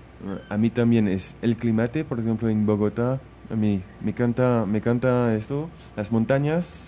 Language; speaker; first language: Spanish; non-native, learner; French